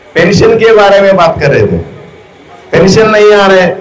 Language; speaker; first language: Hindi; non-native, local second language; Telugu